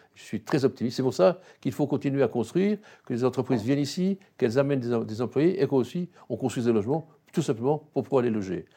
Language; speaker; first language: French; native; French